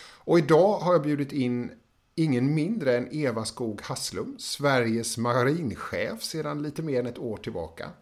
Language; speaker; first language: Swedish; native; Swedish